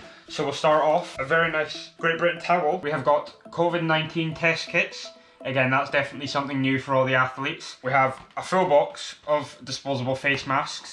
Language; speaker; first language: English; native; English